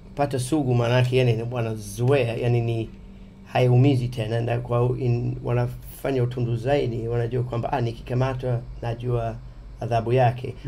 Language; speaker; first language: Swahili; non-native, fluent; English